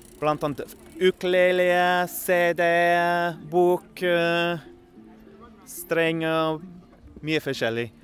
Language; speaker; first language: Norwegian; non-native, learner; English